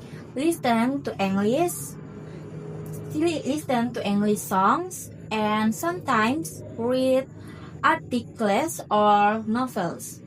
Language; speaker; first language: English; non-native, learner; Indonesian